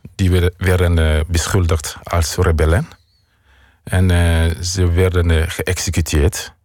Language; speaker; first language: Dutch; non-native, fluent; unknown